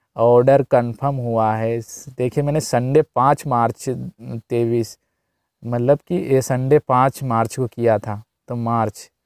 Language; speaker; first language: Hindi; native; Hindi